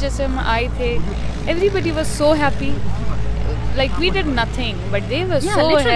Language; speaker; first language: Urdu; native; Urdu